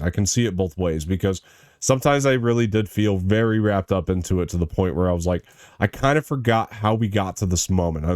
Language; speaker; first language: English; native; English